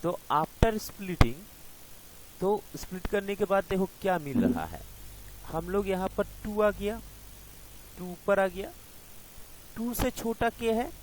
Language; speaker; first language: Hindi; non-native, local second language; Bangla